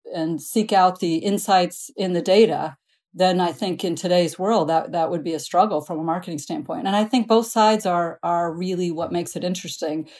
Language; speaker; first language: English; native; English